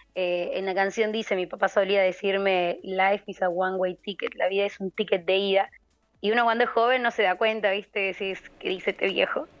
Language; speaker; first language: Spanish; native; Spanish